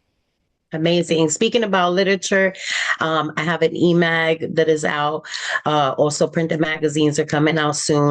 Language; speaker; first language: English; native; English